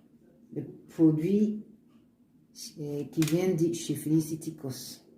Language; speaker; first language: French; non-native, learner; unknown